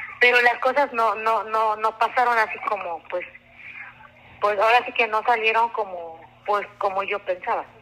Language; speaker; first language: Spanish; non-native, local second language; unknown